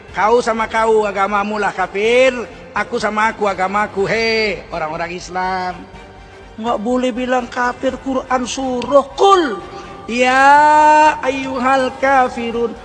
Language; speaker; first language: Indonesian; native; Indonesian